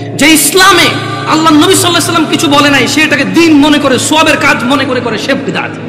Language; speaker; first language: Bangla; early bilingual, heritage; Bangla